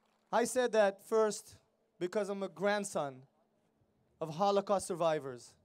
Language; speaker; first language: English; non-native, fluent; Hebrew